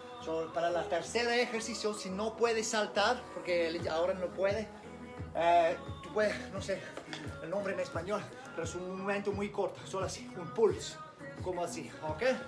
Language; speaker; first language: Spanish; non-native, learner; English